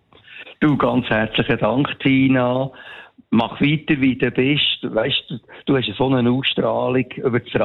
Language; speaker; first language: German; native; German